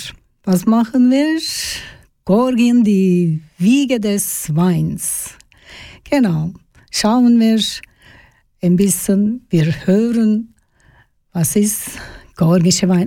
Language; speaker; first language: German; non-native, fluent; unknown